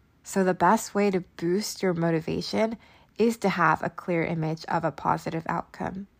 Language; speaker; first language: English; native; English